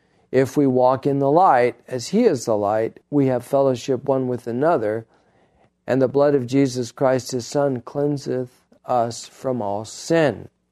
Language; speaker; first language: English; native; English